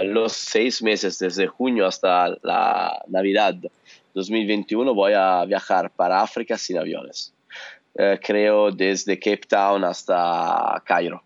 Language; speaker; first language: Spanish; non-native, learner; Italian